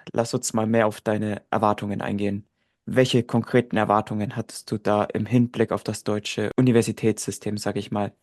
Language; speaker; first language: German; native; German